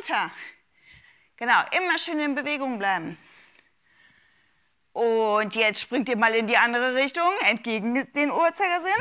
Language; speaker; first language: German; native; German